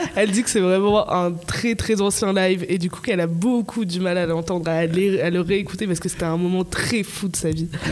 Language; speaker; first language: French; native; French